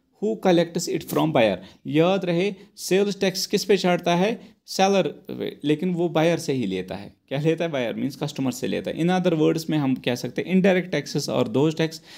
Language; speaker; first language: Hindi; non-native, local second language; Kashmiri